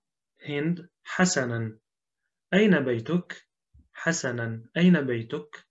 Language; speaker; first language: Arabic; non-native, fluent; Turkish